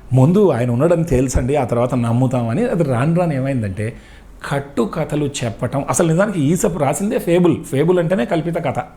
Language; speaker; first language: Telugu; native; Telugu